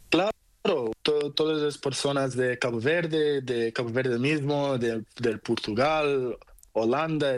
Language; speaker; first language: Spanish; non-native, learner; Portuguese